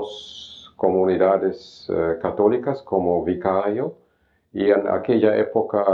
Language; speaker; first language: Spanish; non-native, fluent; German